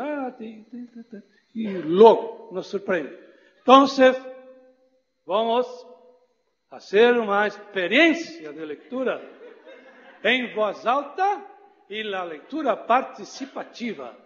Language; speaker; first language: Portuguese; non-native, fluent; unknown